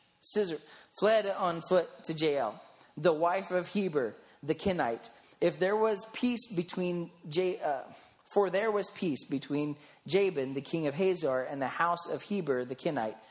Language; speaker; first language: English; native; English